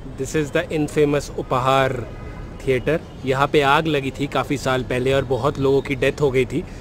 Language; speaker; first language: Hindi; native; Hindi